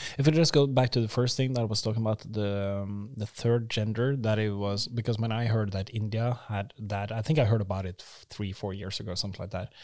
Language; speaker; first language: English; non-native, fluent; Norwegian